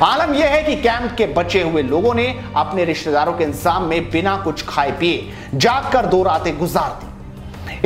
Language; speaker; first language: Hindi; native; Hindi